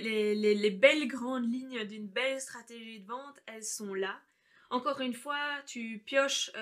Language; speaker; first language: French; native; French